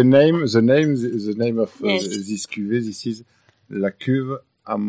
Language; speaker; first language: English; non-native, learner; French